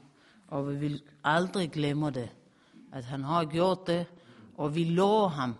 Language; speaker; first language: Danish; non-native, fluent; Persian